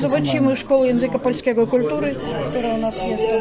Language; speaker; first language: Polish; non-native, learner; Russian